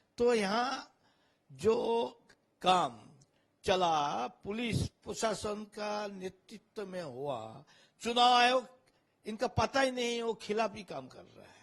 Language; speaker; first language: Hindi; non-native, local second language; Bangla